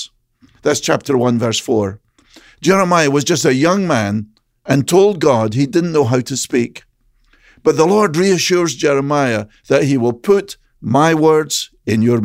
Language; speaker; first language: English; native; English